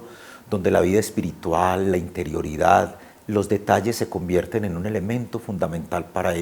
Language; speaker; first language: Spanish; native; Spanish